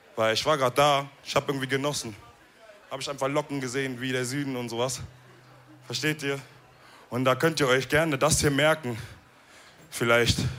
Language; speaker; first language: German; early bilingual, other home language; Wolof